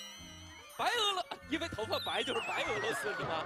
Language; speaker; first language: Chinese; native; Chinese